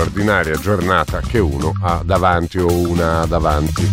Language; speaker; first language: Italian; native; Italian